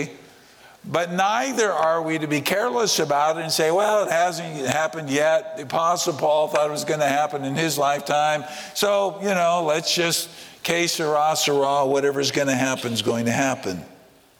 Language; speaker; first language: English; native; English